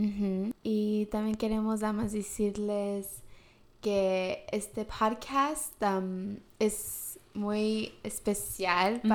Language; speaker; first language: Spanish; early bilingual, heritage; Spanish